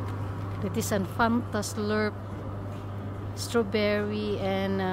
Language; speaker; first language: Dutch; non-native, learner; Filipino